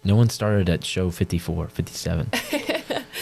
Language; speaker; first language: English; native; English